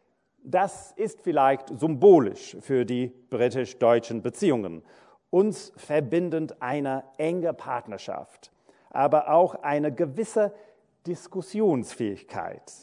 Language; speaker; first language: German; non-native, fluent; English